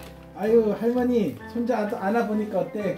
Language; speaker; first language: Korean; native; Korean